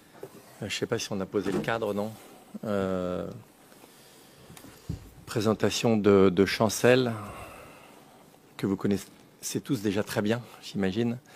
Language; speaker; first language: French; native; French